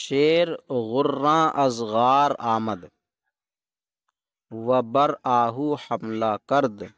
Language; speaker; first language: Persian; non-native, fluent; Urdu